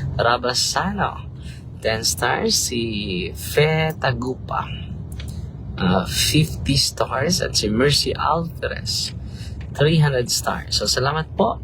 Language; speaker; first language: Filipino; non-native, local second language; Cebuano